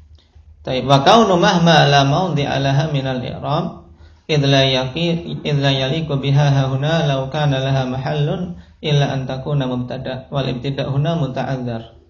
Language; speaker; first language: Arabic; non-native, fluent; Indonesian